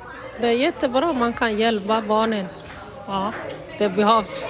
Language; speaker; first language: Swedish; non-native, learner; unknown